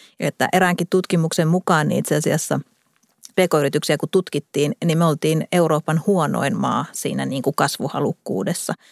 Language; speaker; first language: Finnish; native; Finnish